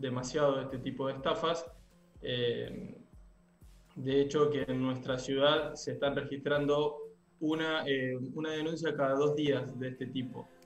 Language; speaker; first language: Spanish; native; Spanish